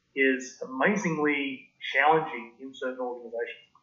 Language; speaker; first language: English; native; English